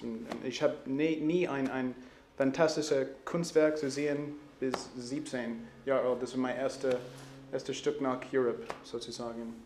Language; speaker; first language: German; non-native, learner; English